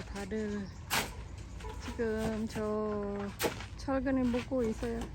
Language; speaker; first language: Korean; non-native, fluent; Khmer